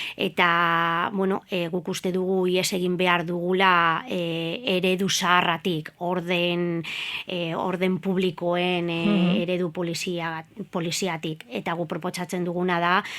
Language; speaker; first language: Basque; non-native, local second language; Spanish